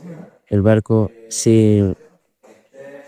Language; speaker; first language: Spanish; non-native, learner; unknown